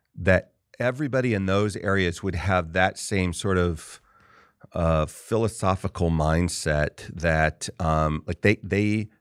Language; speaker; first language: English; native; English